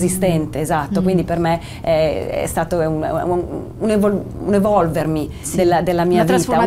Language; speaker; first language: Italian; native; Italian